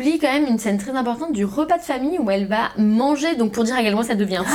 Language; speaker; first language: French; native; French